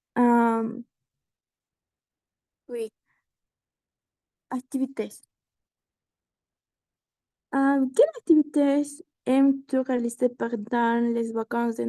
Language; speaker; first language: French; non-native, learner; Spanish